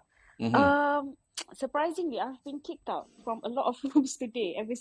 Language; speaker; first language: English; non-native, local second language; Malay